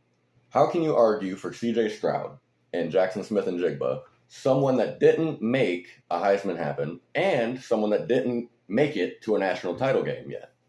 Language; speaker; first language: English; native; English